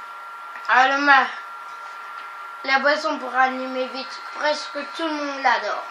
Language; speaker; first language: French; native; French